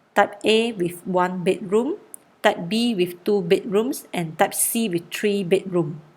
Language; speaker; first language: English; non-native, local second language; Malay